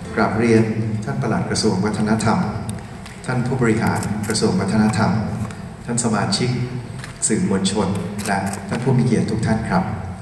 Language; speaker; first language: Thai; native; Thai